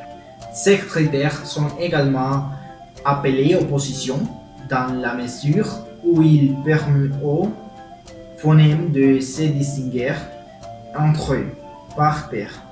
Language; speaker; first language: French; non-native, learner; Spanish